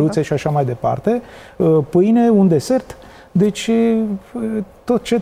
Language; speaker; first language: Romanian; native; Romanian